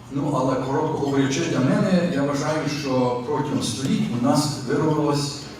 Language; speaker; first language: Ukrainian; early bilingual, heritage; Ukrainian